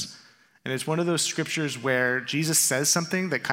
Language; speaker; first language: English; native; English